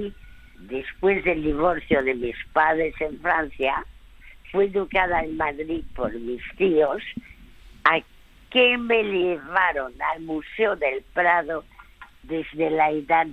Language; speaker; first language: Spanish; early bilingual, other home language; French